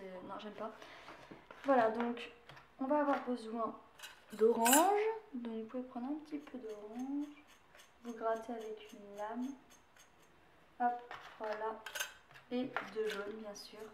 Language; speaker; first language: French; native; French